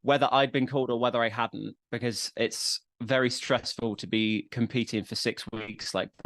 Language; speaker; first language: English; native; English